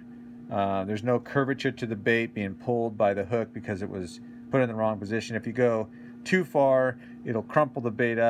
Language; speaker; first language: English; native; English